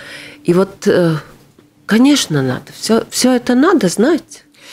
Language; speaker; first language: Russian; non-native, local second language; Latvian